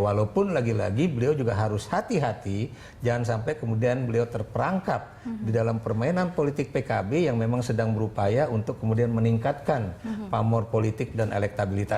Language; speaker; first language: Indonesian; native; Indonesian